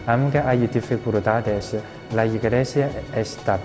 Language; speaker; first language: Spanish; non-native, fluent; Chinese